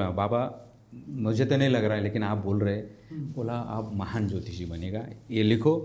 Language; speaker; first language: Hindi; non-native, local second language; Marathi